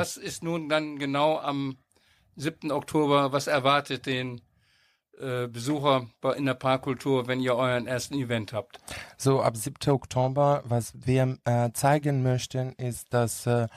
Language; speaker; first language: German; non-native, learner; Greek